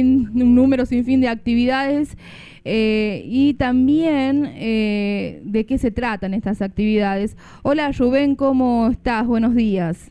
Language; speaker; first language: Spanish; native; Spanish